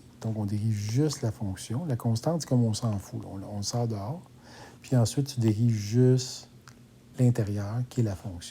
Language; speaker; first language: French; native; French